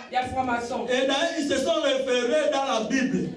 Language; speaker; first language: French; non-native, local second language; Lingala